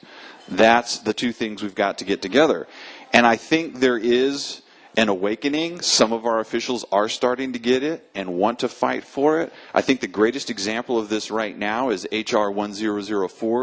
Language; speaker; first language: English; native; English